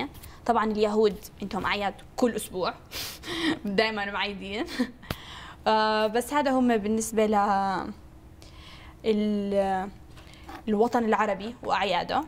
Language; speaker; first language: Arabic; native; Arabic